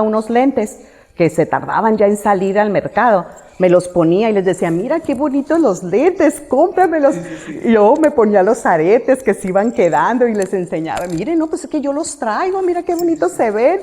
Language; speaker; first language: Spanish; native; Spanish